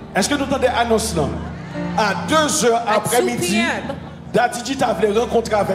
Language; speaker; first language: French; non-native, local second language; Haitian Creole